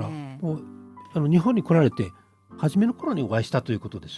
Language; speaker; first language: Japanese; native; Japanese